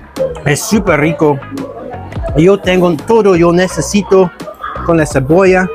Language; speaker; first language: Spanish; non-native, learner; English